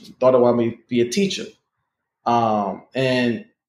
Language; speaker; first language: English; native; English